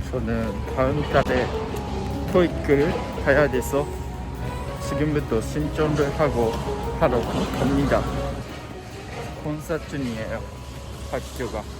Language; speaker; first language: Korean; non-native, learner; Japanese